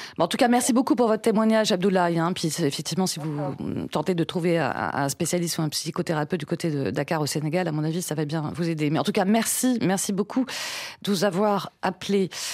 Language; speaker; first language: French; native; French